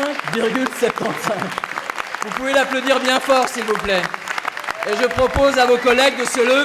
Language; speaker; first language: French; native; French